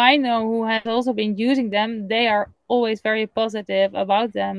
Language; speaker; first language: English; non-native, fluent; Dutch